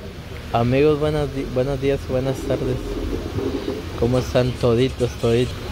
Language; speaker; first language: Spanish; native; Spanish